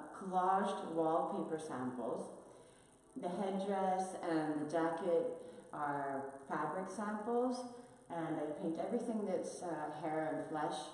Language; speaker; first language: English; non-native, fluent; Spanish